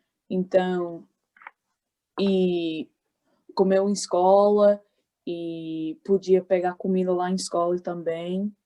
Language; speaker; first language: Portuguese; early bilingual, heritage; Portuguese